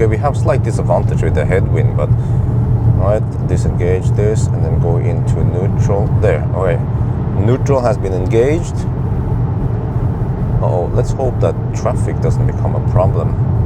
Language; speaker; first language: English; non-native, fluent; Norwegian